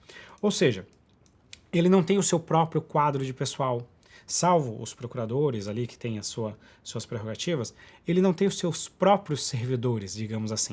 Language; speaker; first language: Portuguese; native; Portuguese